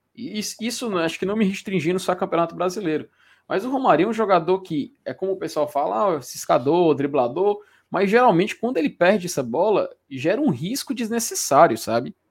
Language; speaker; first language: Portuguese; native; Portuguese